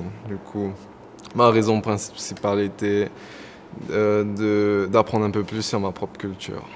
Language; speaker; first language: French; non-native, local second language; Morisyen